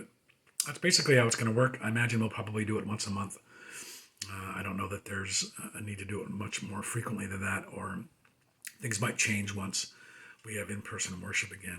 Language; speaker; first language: English; native; English